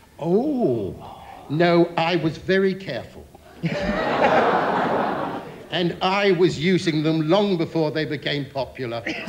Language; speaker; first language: English; native; English